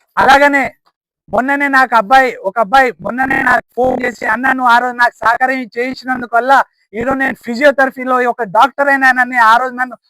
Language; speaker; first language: Telugu; non-native, local second language; Lambadi